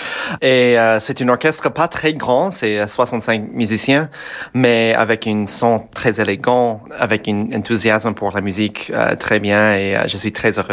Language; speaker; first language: French; non-native, fluent; English